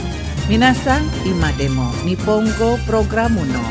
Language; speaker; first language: Japanese; non-native, fluent; Indonesian